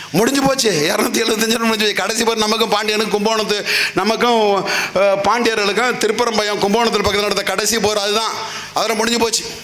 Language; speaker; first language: Tamil; native; Tamil